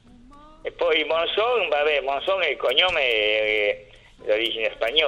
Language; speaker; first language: Italian; non-native, fluent; Spanish